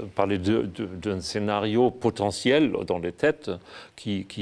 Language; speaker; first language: French; non-native, fluent; German